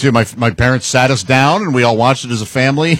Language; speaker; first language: English; native; English